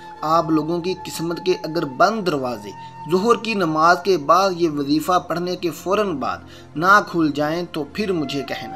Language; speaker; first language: Urdu; native; Urdu